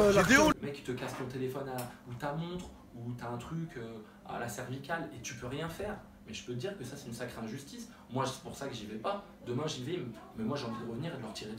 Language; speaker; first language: French; early bilingual, other home language; Arabic